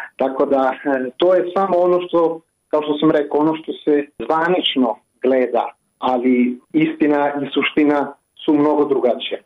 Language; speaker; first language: Croatian; non-native, fluent; Italian